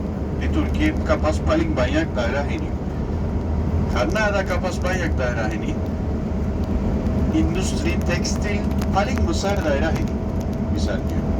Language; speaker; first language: Indonesian; non-native, fluent; Turkish